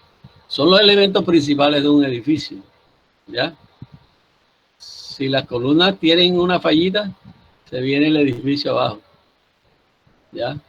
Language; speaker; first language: Spanish; native; Spanish